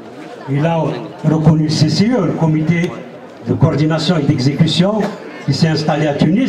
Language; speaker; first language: French; non-native, local second language; Kabyle